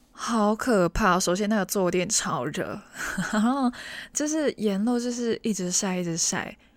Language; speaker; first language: Chinese; non-native, local second language; Cantonese